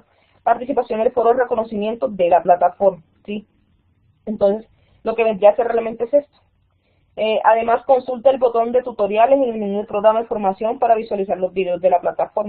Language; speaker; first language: Spanish; native; Spanish